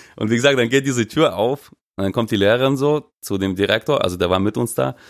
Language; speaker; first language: German; non-native, fluent; Russian